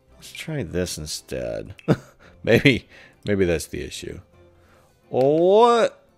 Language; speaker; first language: English; native; English